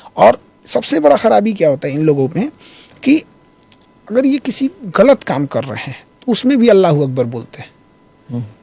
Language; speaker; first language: Hindi; native; Hindi